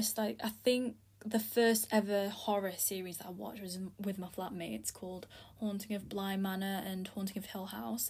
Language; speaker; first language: English; early bilingual, other home language; Filipino